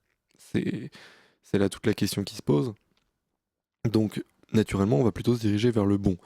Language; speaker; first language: French; native; French